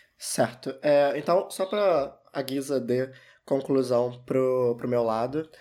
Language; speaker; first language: Portuguese; native; Portuguese